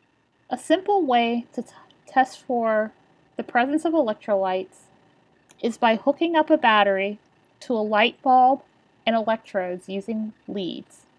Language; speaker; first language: English; native; English